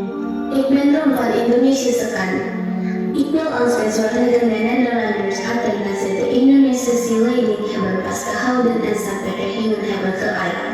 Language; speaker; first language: Dutch; non-native, learner; Indonesian